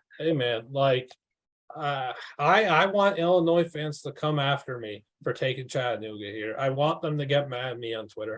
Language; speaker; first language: English; native; English